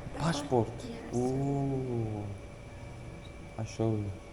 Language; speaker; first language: English; non-native, learner; Polish